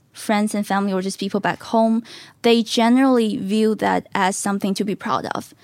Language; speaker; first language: English; non-native, fluent; Chinese